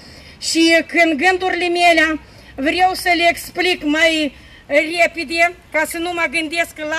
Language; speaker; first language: Romanian; non-native, local second language; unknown